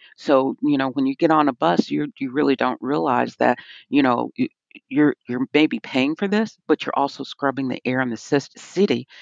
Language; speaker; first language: English; native; English